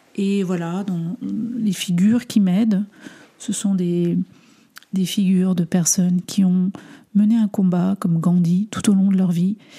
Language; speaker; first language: French; early bilingual, other home language; Armenian